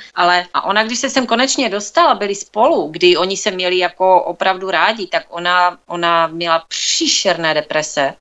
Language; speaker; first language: Czech; native; Czech